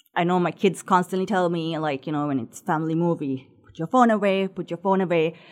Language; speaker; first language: English; non-native, local second language; Sinhala